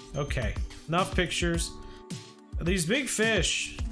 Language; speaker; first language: English; native; English